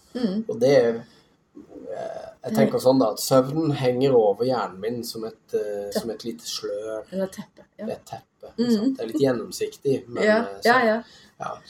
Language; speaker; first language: Norwegian; native; Norwegian